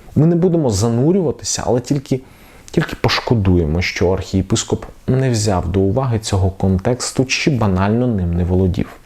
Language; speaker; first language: Ukrainian; non-native, local second language; Russian